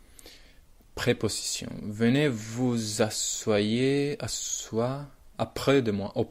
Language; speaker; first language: French; non-native, learner; Spanish